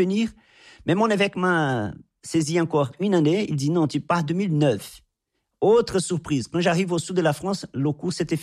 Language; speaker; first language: French; non-native, fluent; Portuguese